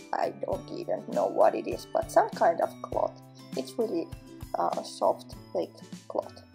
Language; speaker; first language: English; non-native, fluent; Finnish